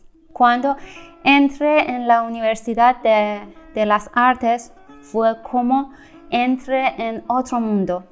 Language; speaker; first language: Spanish; non-native, fluent; Persian